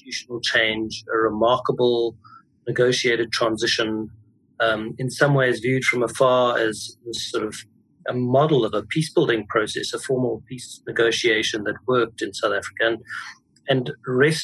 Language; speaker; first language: English; native; English